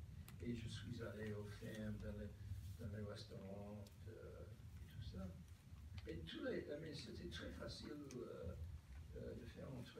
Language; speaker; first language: French; non-native, fluent; English